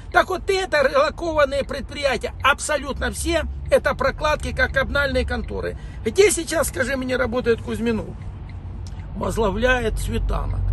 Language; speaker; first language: Russian; native; Russian